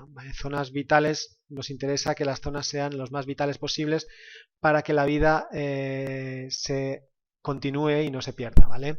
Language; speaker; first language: Spanish; native; Spanish